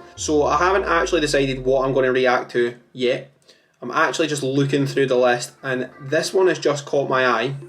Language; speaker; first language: English; native; English